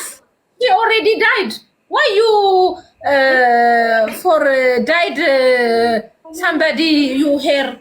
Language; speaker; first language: English; non-native, learner; Amharic